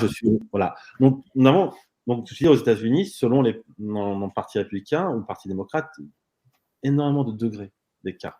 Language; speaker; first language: French; native; French